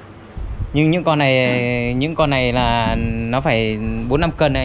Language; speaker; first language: Vietnamese; native; Vietnamese